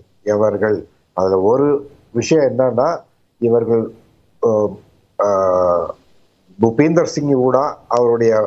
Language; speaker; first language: Tamil; native; Tamil